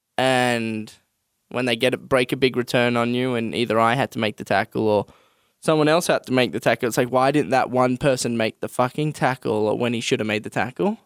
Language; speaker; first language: English; native; English